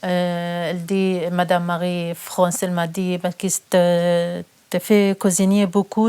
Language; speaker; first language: French; non-native, learner; Kurdish